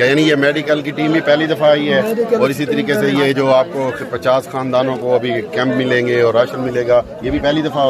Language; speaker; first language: Urdu; native; Urdu